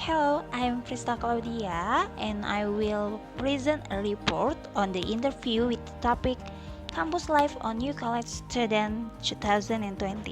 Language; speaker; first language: English; non-native, learner; Indonesian